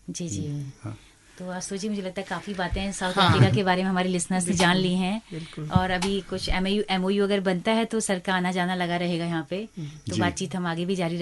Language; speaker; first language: Hindi; native; Hindi